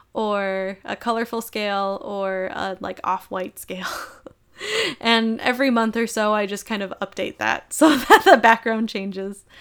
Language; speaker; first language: English; native; English